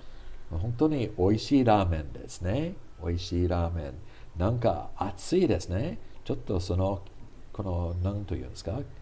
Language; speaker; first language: Japanese; non-native, fluent; English